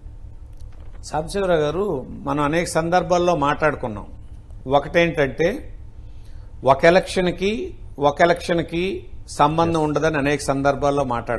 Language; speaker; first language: Telugu; native; Telugu